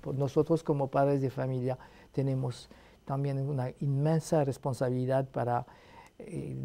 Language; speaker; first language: Spanish; non-native, fluent; Arabic